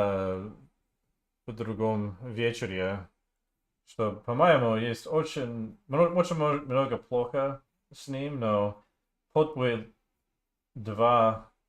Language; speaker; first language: Russian; non-native, learner; English